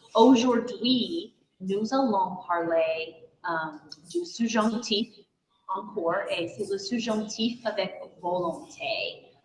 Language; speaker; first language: French; non-native, fluent; English